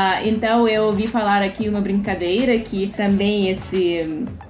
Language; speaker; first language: Portuguese; non-native, fluent; Russian